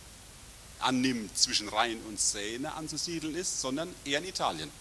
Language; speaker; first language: German; native; German